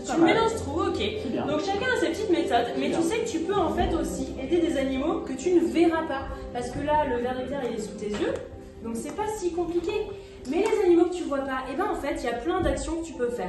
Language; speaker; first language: French; native; French